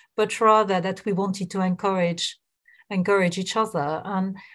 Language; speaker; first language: English; non-native, fluent; French